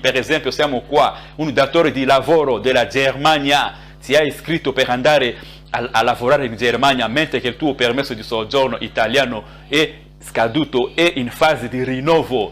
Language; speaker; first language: Italian; non-native, fluent; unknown